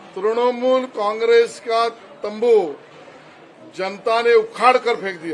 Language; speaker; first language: Hindi; non-native, local second language; Marathi